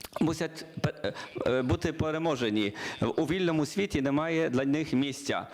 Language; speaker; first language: Ukrainian; non-native, learner; Polish